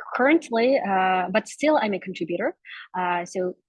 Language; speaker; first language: English; non-native, fluent; Kazakh